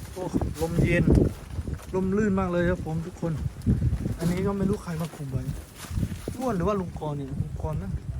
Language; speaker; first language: Thai; native; Thai